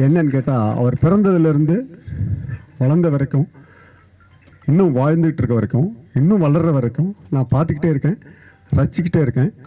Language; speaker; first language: Tamil; native; Tamil